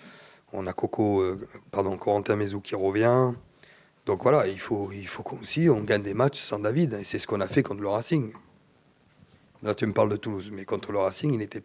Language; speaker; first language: French; native; French